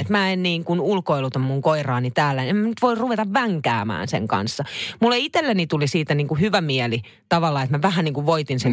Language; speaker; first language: Finnish; native; Finnish